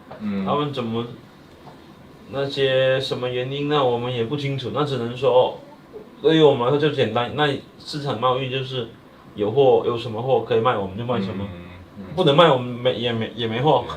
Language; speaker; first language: Chinese; native; Chinese